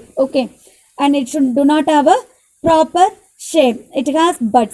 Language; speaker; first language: English; non-native, local second language; Tamil